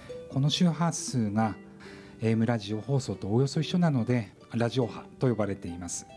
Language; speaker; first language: Japanese; native; Japanese